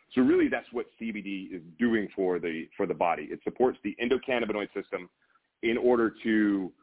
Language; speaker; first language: English; native; English